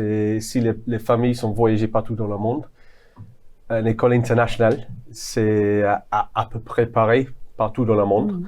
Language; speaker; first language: French; non-native, fluent; English